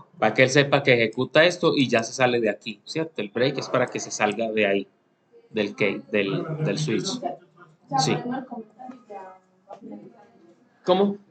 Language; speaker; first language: Spanish; native; Spanish